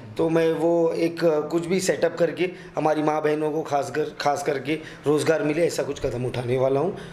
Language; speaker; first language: Hindi; non-native, local second language; Urdu